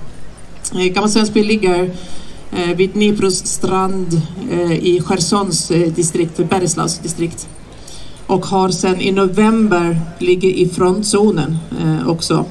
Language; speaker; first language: Swedish; native; Swedish